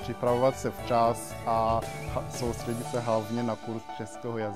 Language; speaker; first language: Czech; non-native, fluent; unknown